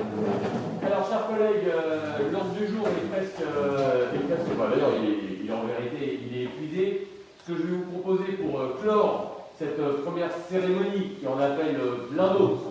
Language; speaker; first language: French; native; French